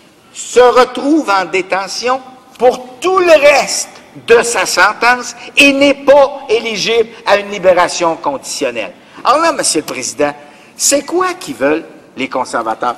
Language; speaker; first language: French; native; French